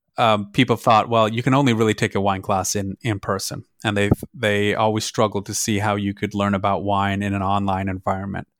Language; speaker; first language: English; non-native, fluent; German